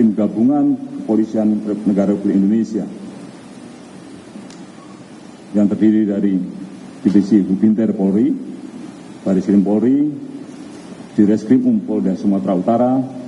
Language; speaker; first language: Indonesian; native; Indonesian